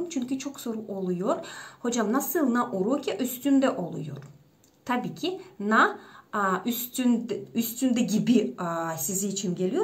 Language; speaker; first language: Turkish; non-native, fluent; Russian